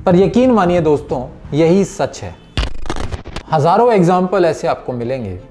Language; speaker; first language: Hindi; native; Hindi